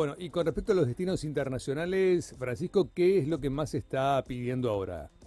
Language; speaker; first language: Spanish; native; Spanish